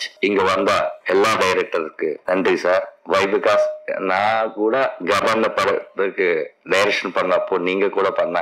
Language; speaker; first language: Tamil; non-native, learner; Telugu